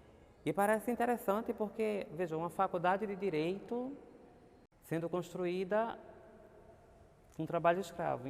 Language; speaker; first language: Portuguese; native; Portuguese